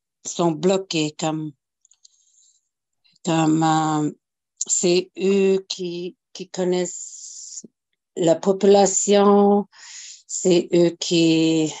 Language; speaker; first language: French; non-native, local second language; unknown